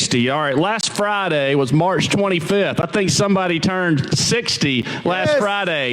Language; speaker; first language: English; native; English